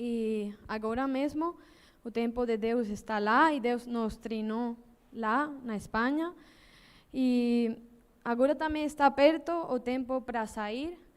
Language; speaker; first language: Portuguese; non-native, learner; Spanish